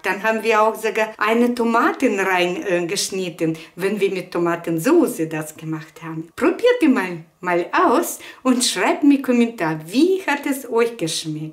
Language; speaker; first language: German; non-native, fluent; Russian